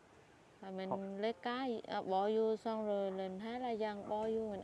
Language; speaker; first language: Vietnamese; non-native, local second language; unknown